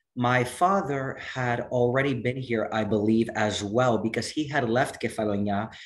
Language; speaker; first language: English; native; English